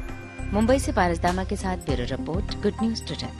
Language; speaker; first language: Hindi; native; Hindi